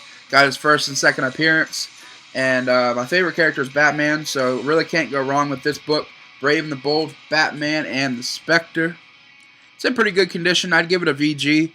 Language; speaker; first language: English; native; English